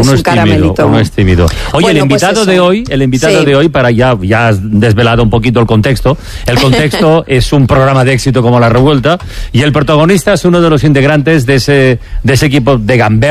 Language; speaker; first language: Spanish; native; Spanish